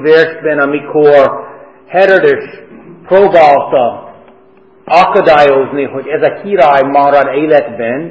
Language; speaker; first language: Hungarian; non-native, fluent; English